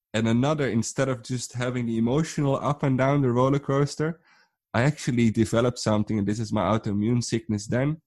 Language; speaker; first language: English; non-native, fluent; Dutch